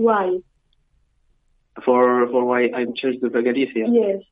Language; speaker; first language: English; non-native, learner; Arabic